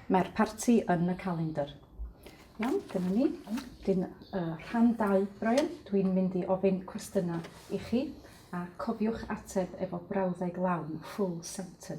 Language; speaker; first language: Welsh; native; Welsh